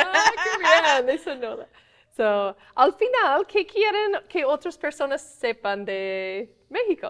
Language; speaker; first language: Spanish; non-native, fluent; English